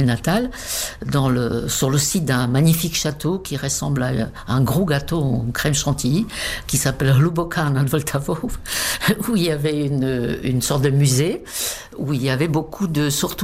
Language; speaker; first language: French; non-native, fluent; Czech